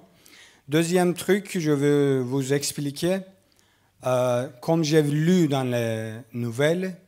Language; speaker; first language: French; non-native, learner; Kurdish